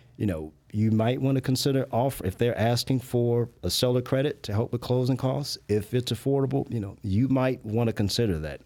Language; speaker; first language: English; native; English